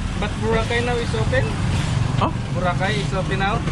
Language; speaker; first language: English; non-native, learner; Filipino